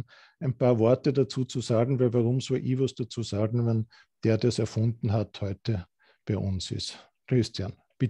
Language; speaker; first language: German; native; German